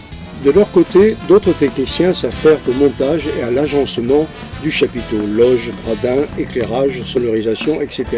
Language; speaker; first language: French; native; French